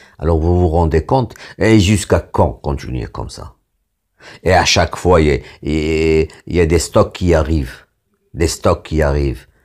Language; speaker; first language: French; non-native, local second language; Arabic